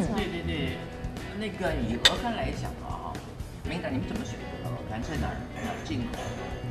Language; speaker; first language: Chinese; native; Chinese